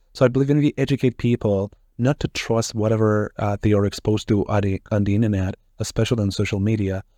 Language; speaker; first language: English; non-native, fluent; Persian